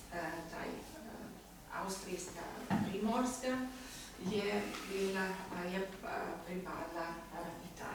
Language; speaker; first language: Slovenian; non-native, learner; German